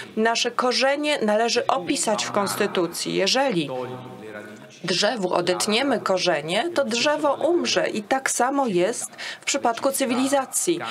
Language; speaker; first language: Polish; non-native, fluent; Italian